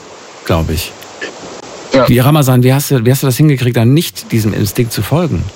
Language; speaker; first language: German; native; German